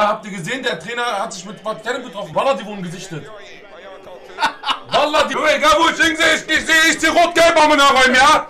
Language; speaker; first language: German; early bilingual, other home language; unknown